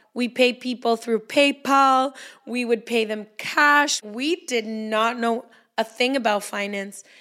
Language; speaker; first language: English; early bilingual, heritage; Spanish